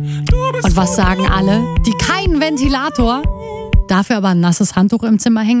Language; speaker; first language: German; native; German